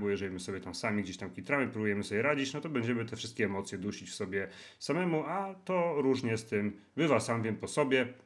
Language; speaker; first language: Polish; native; Polish